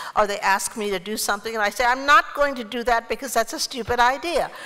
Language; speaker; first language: English; native; English